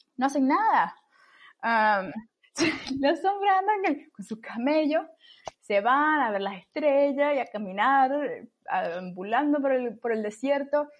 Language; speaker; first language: Spanish; native; Spanish